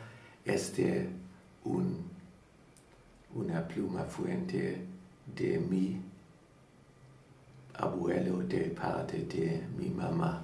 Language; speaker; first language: Spanish; non-native, learner; German